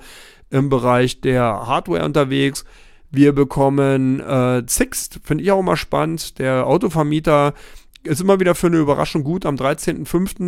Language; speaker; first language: German; native; German